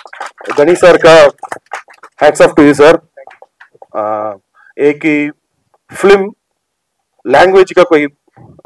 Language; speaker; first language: Hindi; non-native, local second language; Telugu